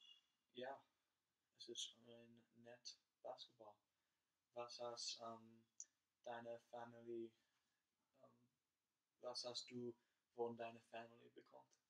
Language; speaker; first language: German; non-native, learner; English